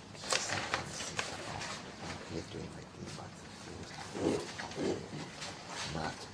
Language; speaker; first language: English; non-native, fluent; Spanish